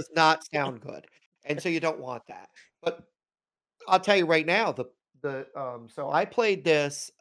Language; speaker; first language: English; native; English